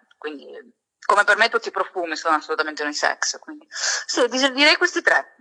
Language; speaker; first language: Italian; native; Italian